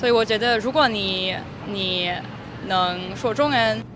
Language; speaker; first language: Chinese; non-native, fluent; French